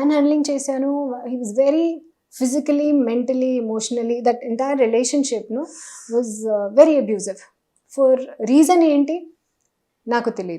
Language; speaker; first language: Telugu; non-native, learner; Hindi